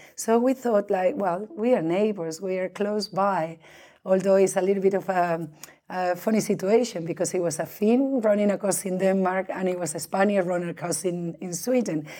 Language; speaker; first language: English; non-native, fluent; Spanish